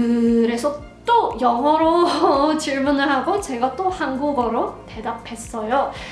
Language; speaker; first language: Korean; non-native, fluent; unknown